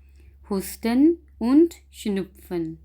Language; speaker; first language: German; non-native, fluent; Urdu